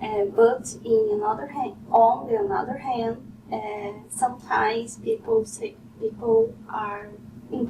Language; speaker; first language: English; non-native, learner; Portuguese